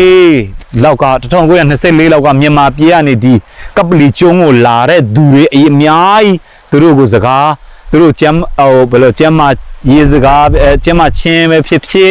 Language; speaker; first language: Burmese; non-native, fluent; Mizo